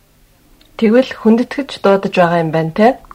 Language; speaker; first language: Mongolian; native; Mongolian